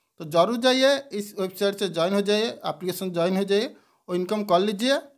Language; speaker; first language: Hindi; non-native, local second language; Bangla